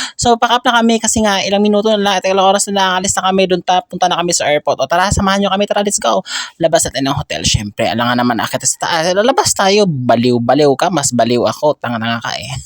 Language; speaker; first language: Filipino; non-native, local second language; Cebuano